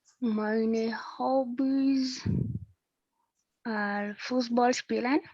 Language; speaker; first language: German; non-native, learner; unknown